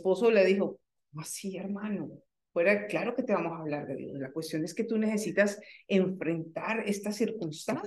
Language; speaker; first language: Spanish; native; Spanish